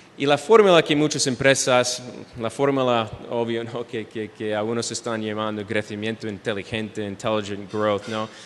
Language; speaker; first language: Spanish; early bilingual, heritage; Spanish